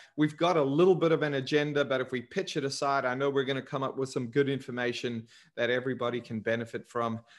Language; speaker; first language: English; native; English